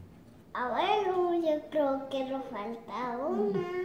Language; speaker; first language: Spanish; early bilingual, other home language; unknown